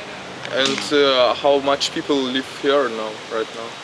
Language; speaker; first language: English; non-native, learner; German